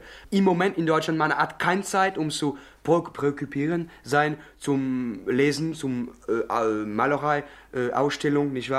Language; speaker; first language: German; non-native, learner; French